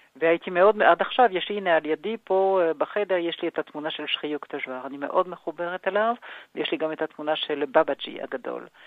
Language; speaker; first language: Hebrew; non-native, fluent; French